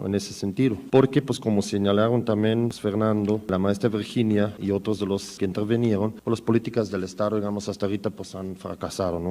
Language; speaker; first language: Spanish; native; Spanish